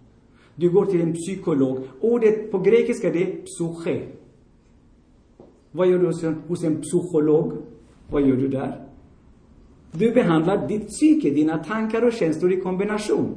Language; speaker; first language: Swedish; non-native, fluent; Armenian